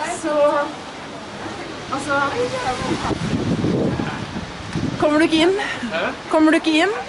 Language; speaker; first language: Norwegian; native; Norwegian